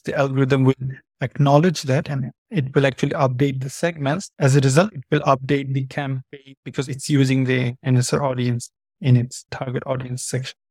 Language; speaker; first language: English; non-native, fluent; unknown